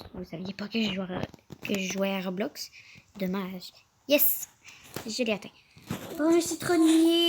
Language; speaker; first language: French; native; French